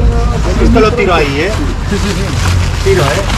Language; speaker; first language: Spanish; native; Spanish